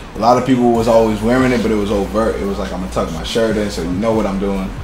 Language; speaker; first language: English; native; English